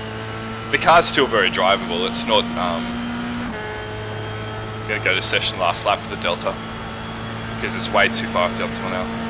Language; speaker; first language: English; native; English